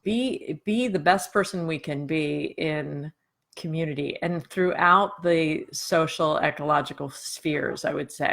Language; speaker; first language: English; native; English